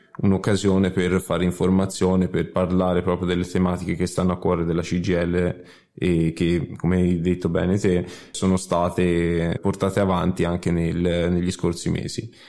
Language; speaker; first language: Italian; native; Italian